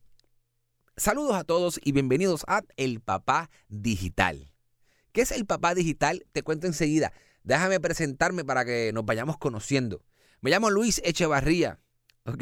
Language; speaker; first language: Spanish; native; Spanish